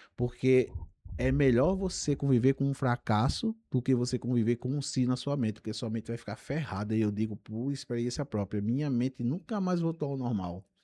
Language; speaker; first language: Portuguese; native; Portuguese